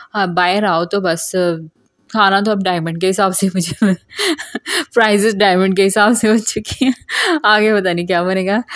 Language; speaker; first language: Urdu; non-native, local second language; Punjabi